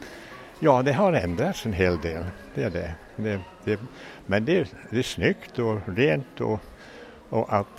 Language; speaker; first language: Swedish; non-native, fluent; English